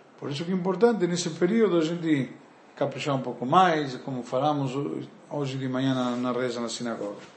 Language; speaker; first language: Portuguese; non-native, fluent; Spanish